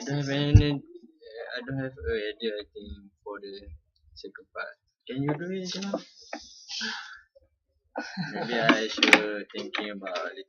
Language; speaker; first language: English; non-native, local second language; Malay